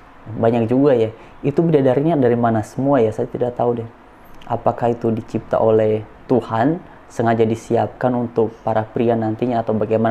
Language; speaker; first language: Indonesian; native; Indonesian